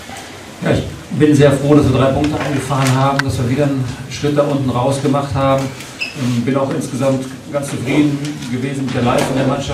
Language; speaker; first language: German; native; German